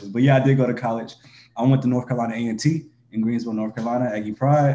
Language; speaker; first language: English; native; English